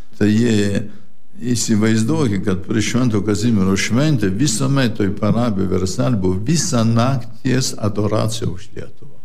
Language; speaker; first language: Lithuanian; early bilingual, heritage; Lithuanian